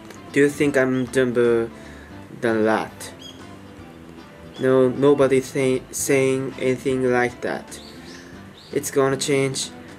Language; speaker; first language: English; non-native, learner; Japanese